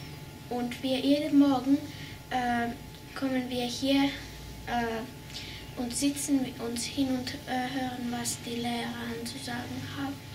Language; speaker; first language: German; early bilingual, heritage; German